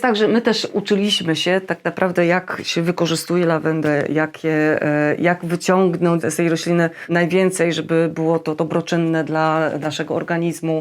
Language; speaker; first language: Polish; native; Polish